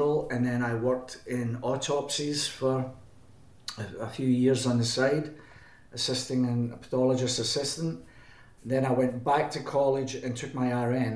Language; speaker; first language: English; native; English